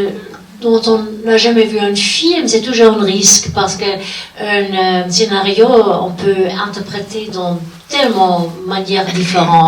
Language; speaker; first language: French; non-native, fluent; German